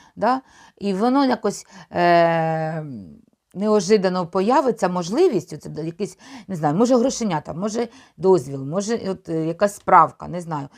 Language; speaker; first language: Ukrainian; non-native, local second language; Russian